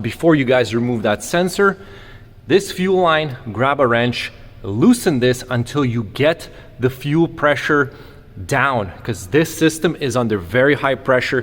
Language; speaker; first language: English; native; English